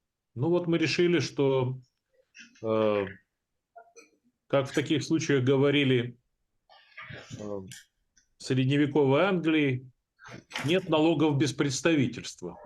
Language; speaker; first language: Russian; native; Russian